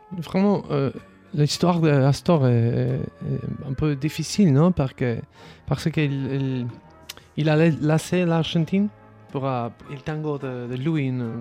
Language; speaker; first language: French; non-native, learner; Spanish